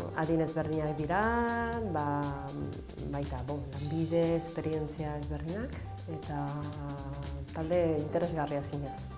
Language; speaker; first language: Basque; non-native, fluent; Spanish